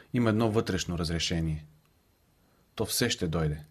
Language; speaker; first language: Bulgarian; native; Bulgarian